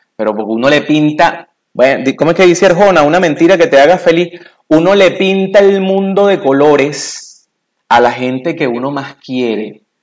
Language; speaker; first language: Spanish; native; Spanish